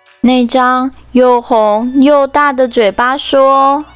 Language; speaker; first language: Chinese; native; Chinese